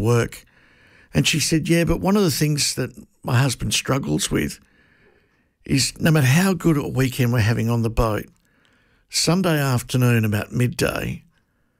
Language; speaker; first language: English; native; English